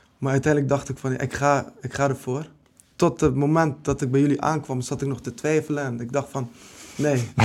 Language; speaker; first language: Dutch; early bilingual, other home language; Kurdish